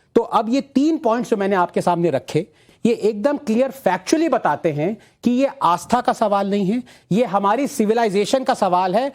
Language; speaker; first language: Hindi; non-native, local second language; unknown